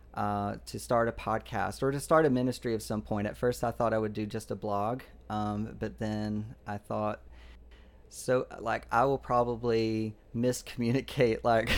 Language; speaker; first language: English; native; English